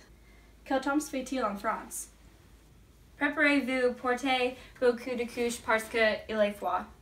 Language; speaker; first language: French; non-native, learner; English